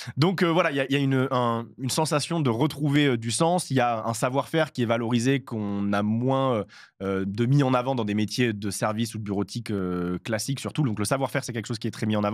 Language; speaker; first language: French; native; French